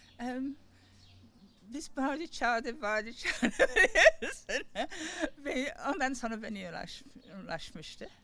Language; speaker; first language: Turkish; non-native, learner; English